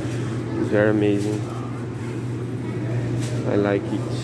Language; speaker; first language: English; non-native, learner; Portuguese